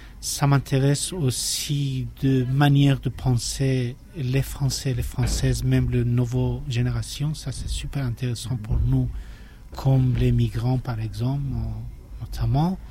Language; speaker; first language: French; non-native, learner; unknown